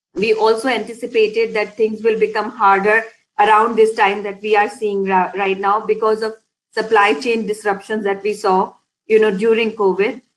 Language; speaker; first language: English; non-native, local second language; Hindi